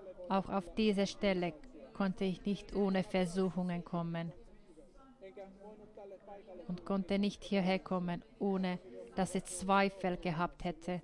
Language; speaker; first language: German; non-native, fluent; Finnish